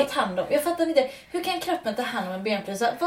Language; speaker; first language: Swedish; native; Swedish